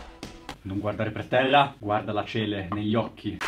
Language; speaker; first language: Italian; native; Italian